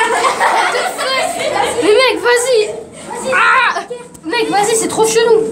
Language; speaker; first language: French; native; French